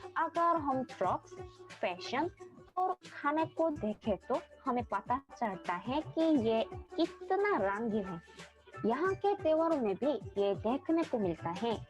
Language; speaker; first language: Hindi; non-native, learner; Korean